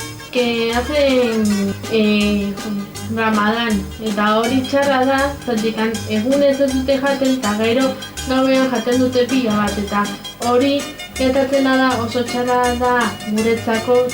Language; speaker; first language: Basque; non-native, local second language; Spanish